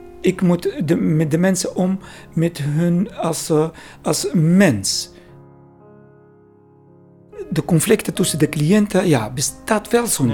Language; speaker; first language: Dutch; non-native, learner; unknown